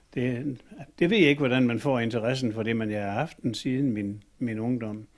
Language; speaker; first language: Danish; native; Danish